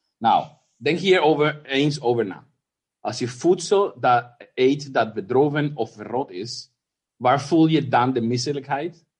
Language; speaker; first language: Dutch; non-native, fluent; Spanish